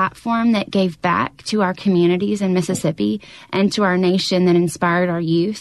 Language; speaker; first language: English; native; English